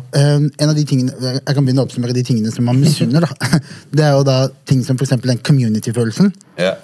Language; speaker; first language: Norwegian; early bilingual, other home language; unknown